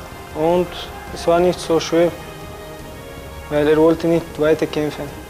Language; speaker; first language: German; non-native, learner; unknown